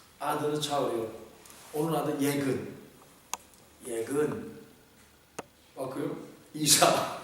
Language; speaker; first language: Turkish; non-native, fluent; Korean